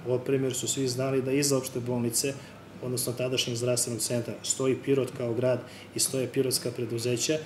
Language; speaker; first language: Serbian; native; Serbian